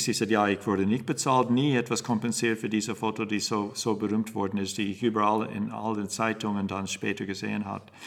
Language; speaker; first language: German; non-native, fluent; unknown